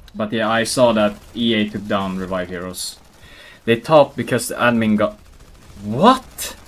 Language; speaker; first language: English; non-native, fluent; Swedish